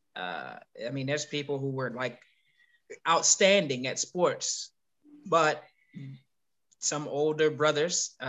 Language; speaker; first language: English; native; English